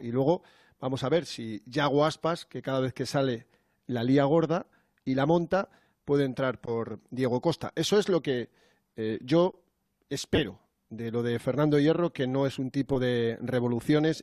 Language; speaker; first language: Spanish; native; Spanish